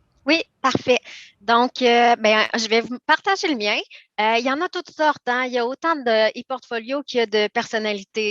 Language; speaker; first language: French; native; French